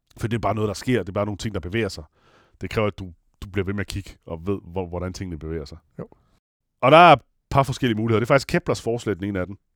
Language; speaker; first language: Danish; non-native, fluent; Italian